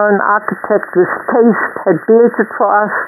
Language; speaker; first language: English; non-native, fluent; German